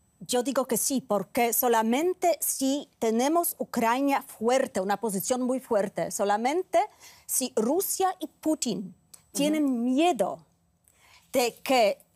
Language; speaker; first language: Spanish; non-native, fluent; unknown